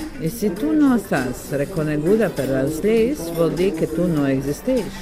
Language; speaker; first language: Catalan; non-native, learner; Bosnian